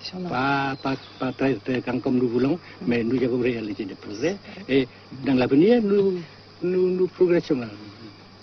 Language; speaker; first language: French; non-native, local second language; Vietnamese